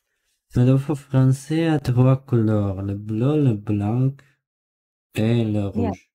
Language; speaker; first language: French; non-native, learner; Russian